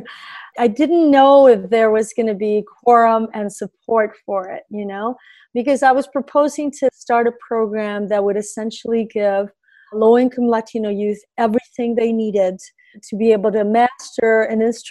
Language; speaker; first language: English; early bilingual, other home language; Spanish